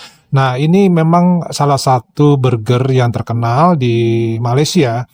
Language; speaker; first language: Indonesian; native; Indonesian